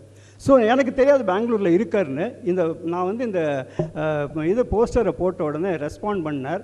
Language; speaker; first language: Tamil; native; Tamil